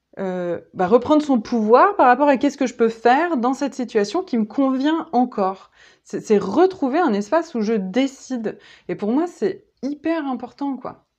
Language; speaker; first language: French; native; French